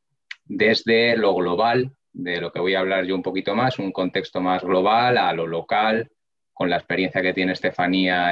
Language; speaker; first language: Spanish; native; Spanish